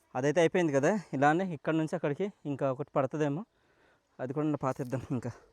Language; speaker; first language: Telugu; non-native, local second language; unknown